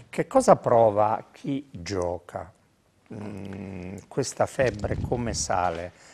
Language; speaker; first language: Italian; native; Italian